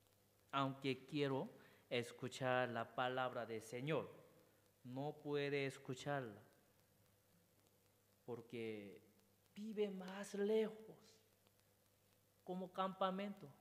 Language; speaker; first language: Spanish; non-native, learner; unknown